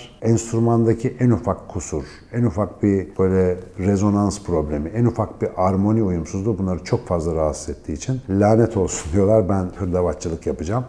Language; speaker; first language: Turkish; native; Turkish